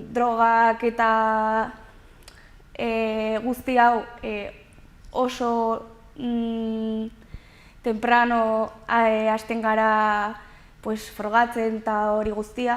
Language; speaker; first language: Basque; non-native, local second language; Spanish